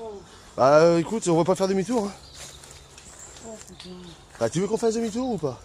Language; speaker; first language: French; native; French